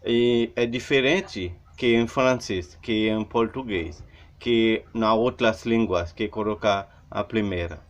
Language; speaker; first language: Portuguese; non-native, learner; Haitian Creole